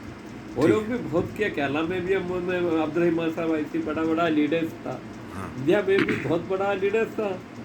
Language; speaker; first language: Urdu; non-native, local second language; Malayalam